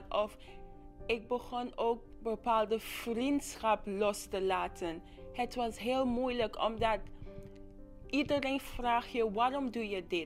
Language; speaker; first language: Dutch; non-native, local second language; English